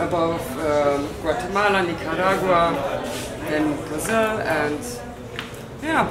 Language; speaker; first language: English; non-native, learner; German